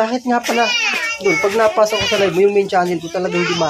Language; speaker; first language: Filipino; native; Filipino